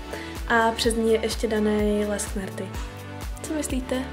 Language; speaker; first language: Czech; native; Czech